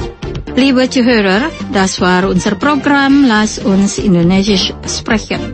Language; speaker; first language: German; non-native, fluent; Indonesian